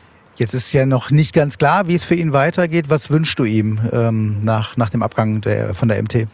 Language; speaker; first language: German; native; German